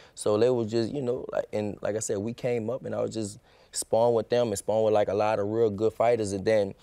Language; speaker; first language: English; native; English